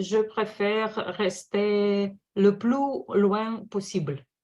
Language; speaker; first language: French; non-native, fluent; Russian